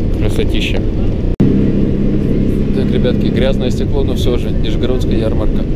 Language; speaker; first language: Russian; early bilingual, heritage; Russian